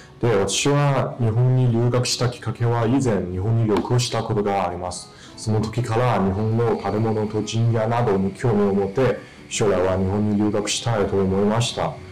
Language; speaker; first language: Japanese; non-native, fluent; Chinese